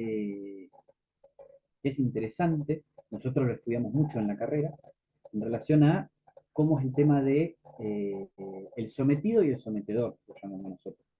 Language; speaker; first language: Spanish; native; Spanish